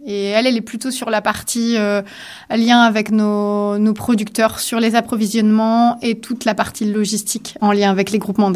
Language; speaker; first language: French; native; French